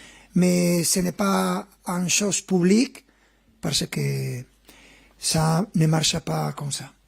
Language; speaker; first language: French; non-native, fluent; Spanish